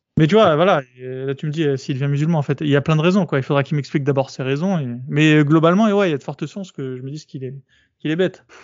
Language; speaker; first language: French; native; French